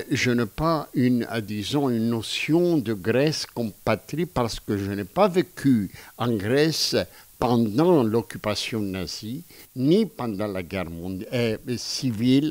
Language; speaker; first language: French; non-native, fluent; Greek